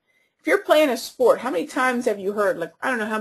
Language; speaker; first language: English; native; English